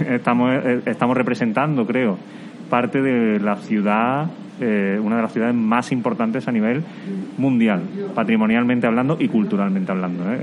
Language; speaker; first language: Spanish; native; Spanish